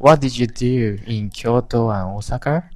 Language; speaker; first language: English; non-native, learner; Japanese